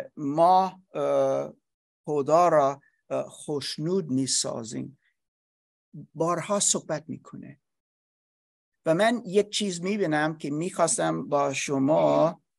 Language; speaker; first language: Persian; non-native, learner; English